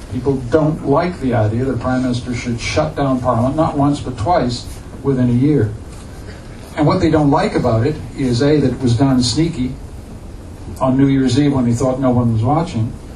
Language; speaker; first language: English; native; English